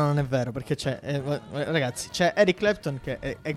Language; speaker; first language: Italian; native; Italian